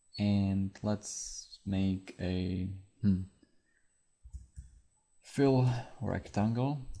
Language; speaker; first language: English; non-native, fluent; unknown